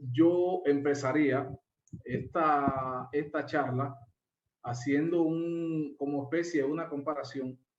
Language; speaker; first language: Spanish; native; Spanish